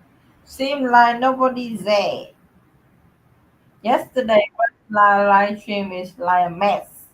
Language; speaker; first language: English; non-native, learner; Vietnamese